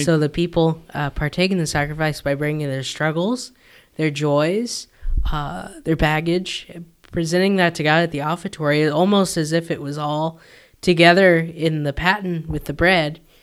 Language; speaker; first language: English; native; English